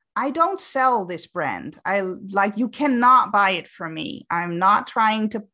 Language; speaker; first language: English; non-native, fluent; Dutch